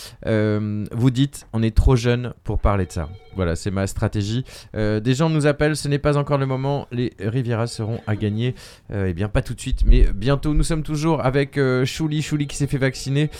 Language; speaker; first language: French; native; French